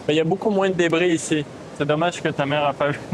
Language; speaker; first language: French; native; French